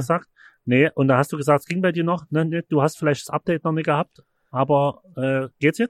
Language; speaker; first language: German; native; German